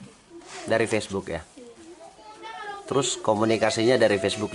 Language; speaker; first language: Indonesian; native; Indonesian